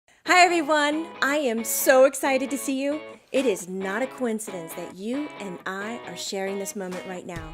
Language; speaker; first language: English; native; English